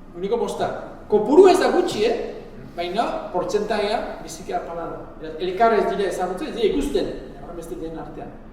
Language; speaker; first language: Basque; native; Basque